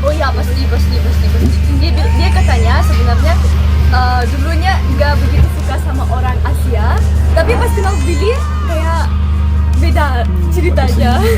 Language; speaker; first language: Indonesian; non-native, fluent; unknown